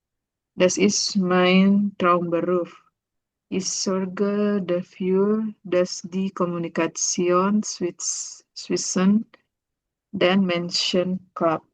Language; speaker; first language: German; non-native, learner; Indonesian